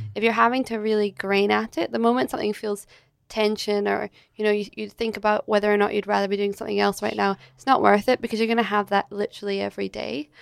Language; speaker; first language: English; native; English